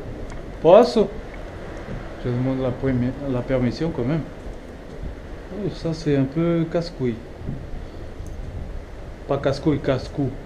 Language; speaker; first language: French; non-native, fluent; Portuguese